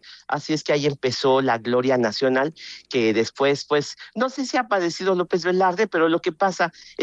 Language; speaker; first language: Spanish; native; Spanish